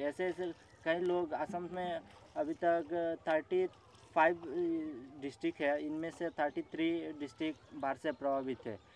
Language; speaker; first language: Hindi; non-native, local second language; Bangla